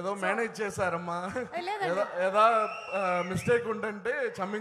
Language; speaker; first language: Telugu; non-native, learner; Tamil